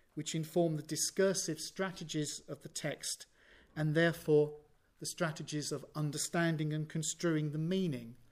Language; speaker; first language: English; native; English